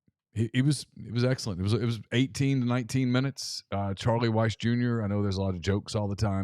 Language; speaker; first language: English; native; English